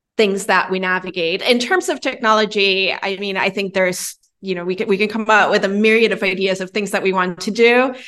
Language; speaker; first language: English; non-native, fluent; Spanish